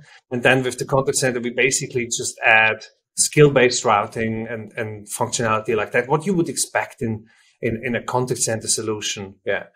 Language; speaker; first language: English; non-native, fluent; German